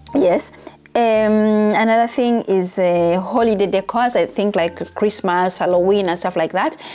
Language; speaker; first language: English; non-native, local second language; Ganda